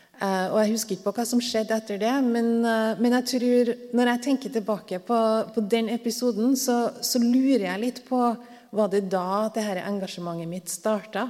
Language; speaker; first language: Norwegian; native; Norwegian